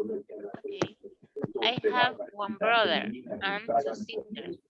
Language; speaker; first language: English; non-native, learner; Spanish